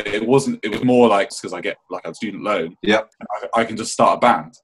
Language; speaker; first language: English; native; English